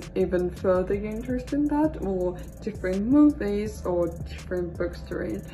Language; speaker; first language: English; non-native, fluent; Russian